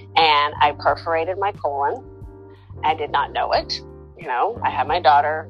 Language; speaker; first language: English; native; English